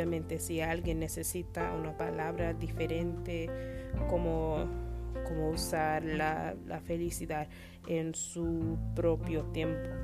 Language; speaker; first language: Spanish; non-native, learner; English